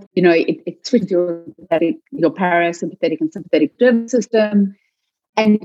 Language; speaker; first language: English; native; English